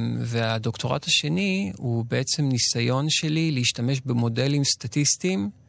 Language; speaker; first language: Hebrew; native; Hebrew